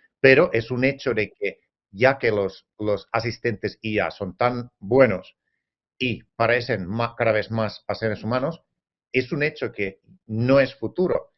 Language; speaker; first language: Spanish; non-native, fluent; Finnish